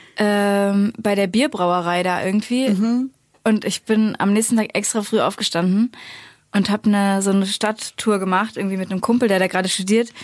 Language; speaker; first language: German; native; German